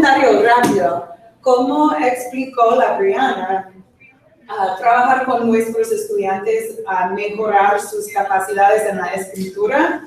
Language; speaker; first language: Spanish; non-native, fluent; English